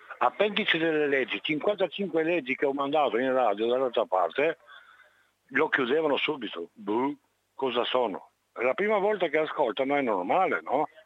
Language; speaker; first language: Italian; non-native, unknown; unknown